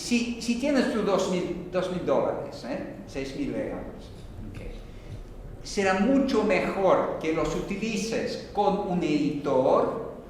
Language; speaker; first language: Spanish; non-native, fluent; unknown